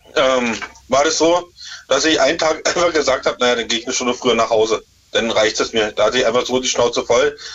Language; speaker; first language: German; native; German